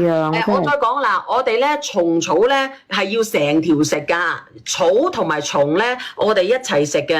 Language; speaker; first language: Cantonese; native; Cantonese